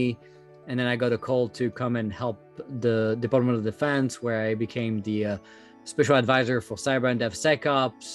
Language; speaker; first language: English; non-native, fluent; French